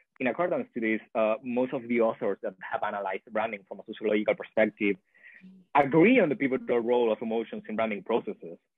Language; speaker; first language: English; non-native, fluent; Spanish